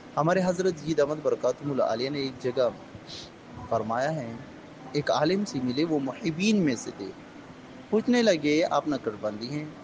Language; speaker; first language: Urdu; native; Urdu